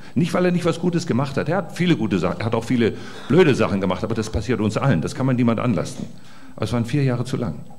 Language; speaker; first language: German; native; German